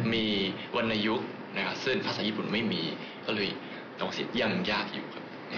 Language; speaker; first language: Thai; non-native, fluent; Japanese